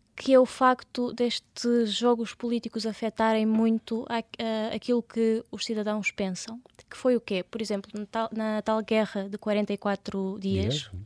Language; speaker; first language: Portuguese; early bilingual, other home language; Russian